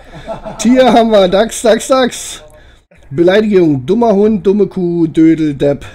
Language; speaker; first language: German; native; German